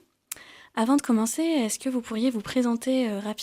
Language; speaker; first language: French; native; French